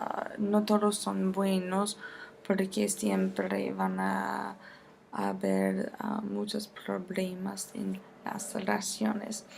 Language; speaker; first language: Spanish; non-native, fluent; English